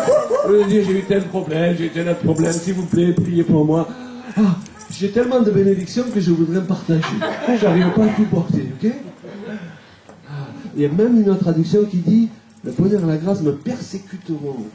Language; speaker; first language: French; native; French